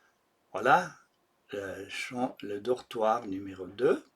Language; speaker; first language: French; non-native, local second language; German